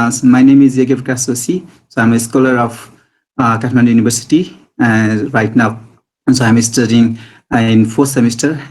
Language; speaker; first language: English; non-native, local second language; Nepali